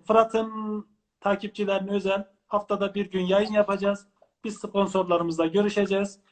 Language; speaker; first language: Turkish; native; Turkish